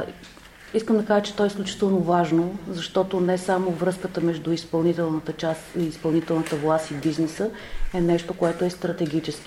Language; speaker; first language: Bulgarian; native; Bulgarian